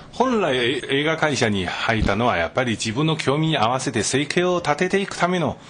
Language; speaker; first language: Japanese; non-native, fluent; Chinese